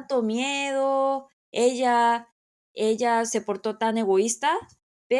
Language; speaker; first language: Spanish; non-native, fluent; Korean